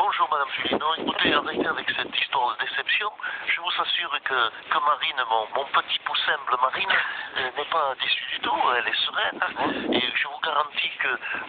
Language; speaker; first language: French; native; French